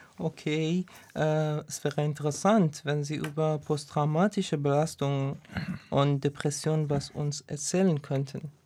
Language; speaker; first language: German; non-native, learner; Persian